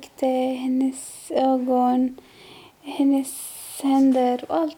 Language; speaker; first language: Swedish; non-native, learner; Arabic